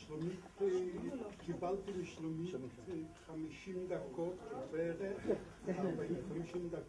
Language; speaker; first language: Hebrew; non-native, fluent; Polish